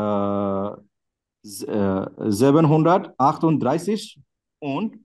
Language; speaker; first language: German; non-native, learner; Bangla